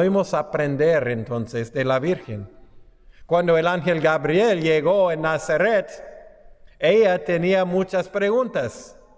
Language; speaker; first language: Spanish; non-native, fluent; English